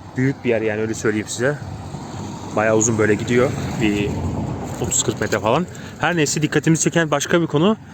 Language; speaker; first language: Turkish; native; Turkish